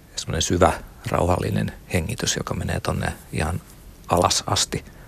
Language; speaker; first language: Finnish; native; Finnish